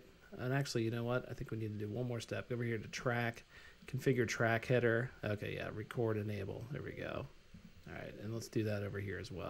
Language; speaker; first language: English; native; English